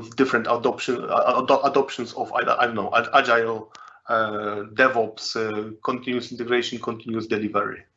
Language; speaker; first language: English; non-native, fluent; Polish